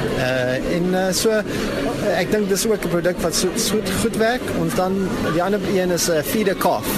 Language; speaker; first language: Afrikaans; non-native, local second language; English